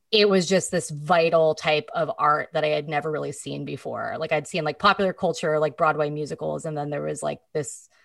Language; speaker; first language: English; native; English